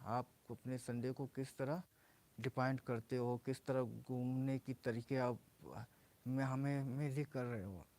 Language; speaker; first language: Urdu; non-native, local second language; Baluchi